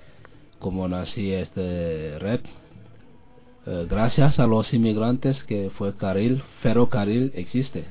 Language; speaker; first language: Spanish; non-native, learner; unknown